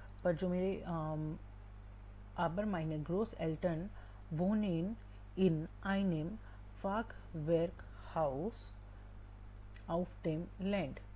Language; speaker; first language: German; non-native, fluent; Hindi